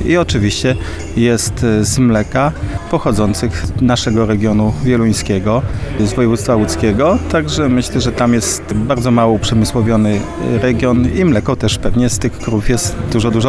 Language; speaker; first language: Polish; native; Polish